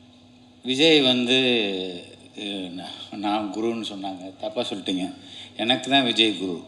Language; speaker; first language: Tamil; native; Tamil